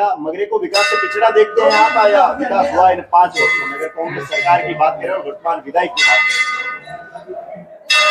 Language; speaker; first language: Hindi; native; Hindi